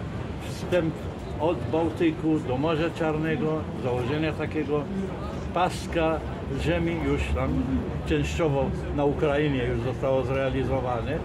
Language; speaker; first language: Polish; non-native, fluent; Arabic